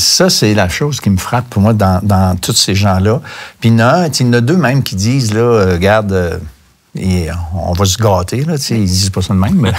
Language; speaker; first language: French; native; French